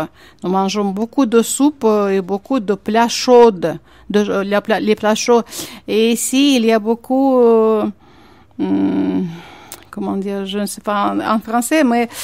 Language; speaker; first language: French; non-native, fluent; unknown